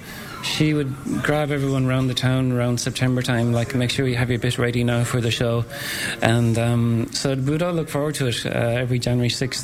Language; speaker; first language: English; native; English